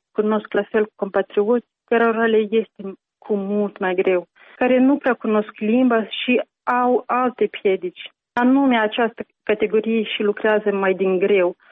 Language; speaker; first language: Romanian; native; Romanian